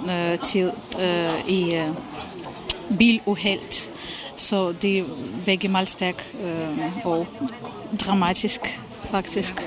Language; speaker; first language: Danish; non-native, fluent; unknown